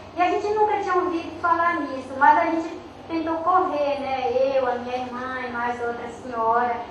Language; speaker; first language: Portuguese; non-native, local second language; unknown